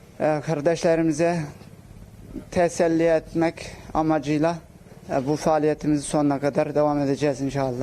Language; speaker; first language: Turkish; non-native, local second language; Uyghur